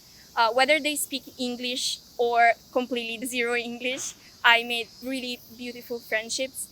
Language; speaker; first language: English; non-native, fluent; Italian